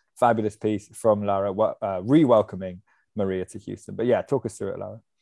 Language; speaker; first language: English; native; English